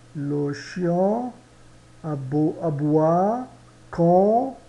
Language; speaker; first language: French; non-native, learner; Portuguese